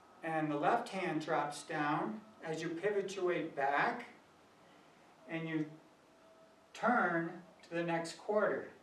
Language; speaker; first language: English; native; English